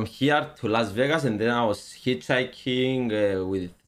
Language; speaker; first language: English; non-native, learner; Greek